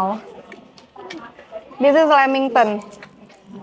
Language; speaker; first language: English; non-native, fluent; Indonesian